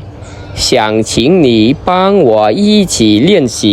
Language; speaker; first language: Chinese; non-native, fluent; Khmer